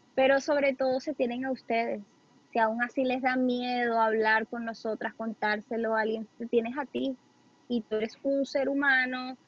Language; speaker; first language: Spanish; native; Spanish